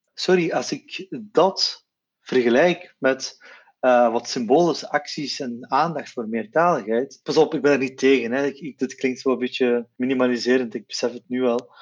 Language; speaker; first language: Dutch; non-native, local second language; Turkish